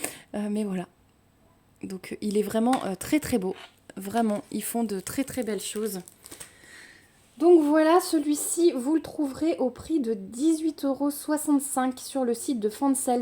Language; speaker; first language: French; native; French